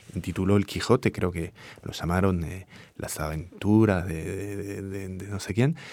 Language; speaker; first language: Spanish; non-native, fluent; French